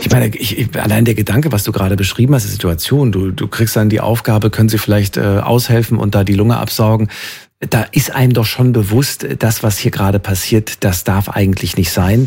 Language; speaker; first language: German; native; German